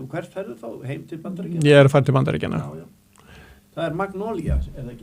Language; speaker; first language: Icelandic; native; Icelandic